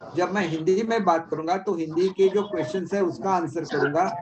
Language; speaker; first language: Hindi; non-native, local second language; Marathi